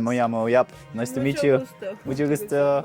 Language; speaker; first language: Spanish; non-native, learner; Dutch